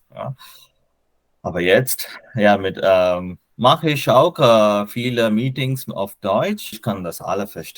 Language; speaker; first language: German; non-native, learner; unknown